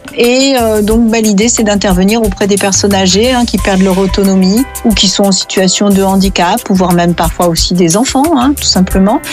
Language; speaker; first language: French; native; French